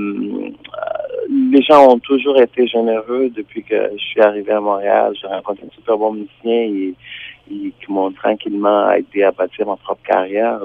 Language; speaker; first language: French; non-native, fluent; Tsonga